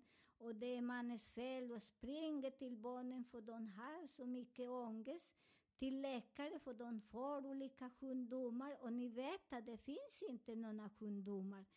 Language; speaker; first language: Swedish; non-native, fluent; Spanish